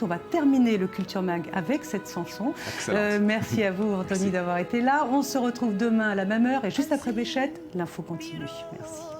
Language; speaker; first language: French; native; French